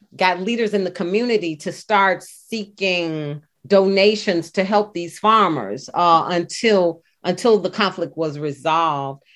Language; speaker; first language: English; native; English